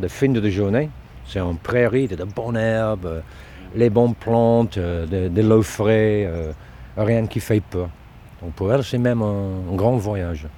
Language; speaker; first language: French; non-native, learner; English